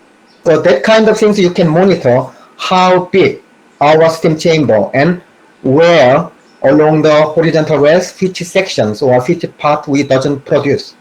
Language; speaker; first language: English; non-native, fluent; Korean